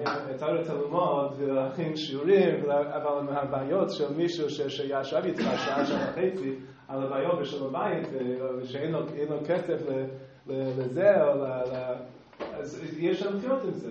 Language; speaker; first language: Hebrew; non-native, fluent; English